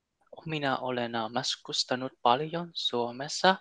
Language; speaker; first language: Finnish; non-native, learner; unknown